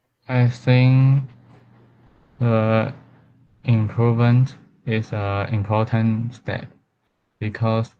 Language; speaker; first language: English; non-native, learner; Chinese